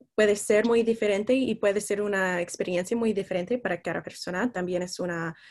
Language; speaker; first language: Spanish; non-native, fluent; English